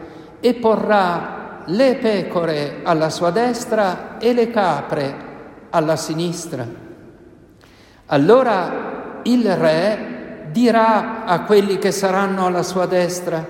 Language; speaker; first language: Italian; native; Italian